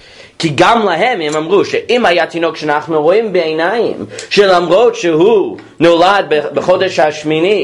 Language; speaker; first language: Hebrew; non-native, fluent; English